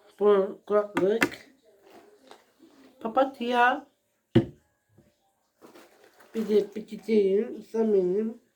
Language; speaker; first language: Turkish; non-native, learner; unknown